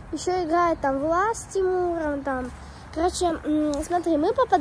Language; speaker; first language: Russian; early bilingual, heritage; Russian